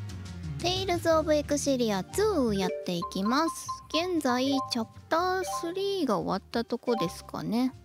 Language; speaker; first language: Japanese; native; Japanese